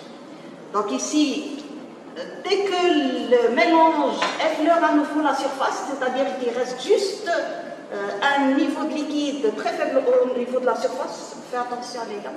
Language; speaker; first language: French; non-native, local second language; Arabic